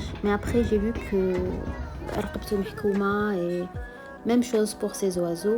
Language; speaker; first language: French; non-native, local second language; Arabic